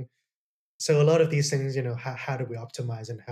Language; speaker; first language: English; non-native, local second language; Cantonese